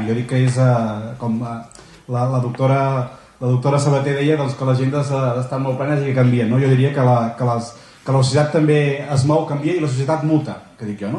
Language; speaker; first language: Catalan; native; Catalan